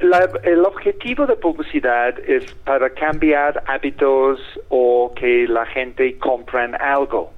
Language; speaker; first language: Spanish; non-native, fluent; English